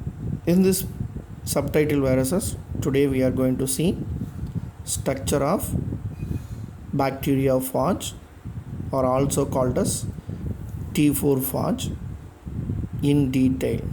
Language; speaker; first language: English; non-native, local second language; Tamil